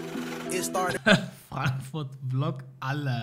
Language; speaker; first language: German; native; German